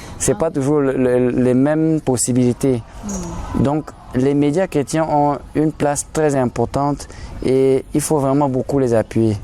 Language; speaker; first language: French; non-native, local second language; German